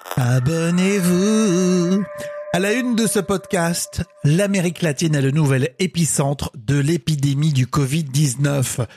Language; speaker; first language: French; native; French